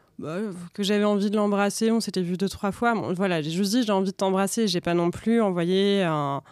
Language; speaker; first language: French; native; French